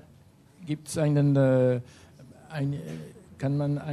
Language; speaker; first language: German; non-native, learner; French